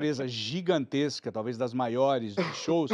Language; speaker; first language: Portuguese; native; Portuguese